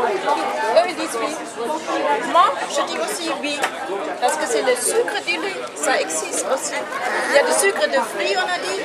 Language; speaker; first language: French; non-native, fluent; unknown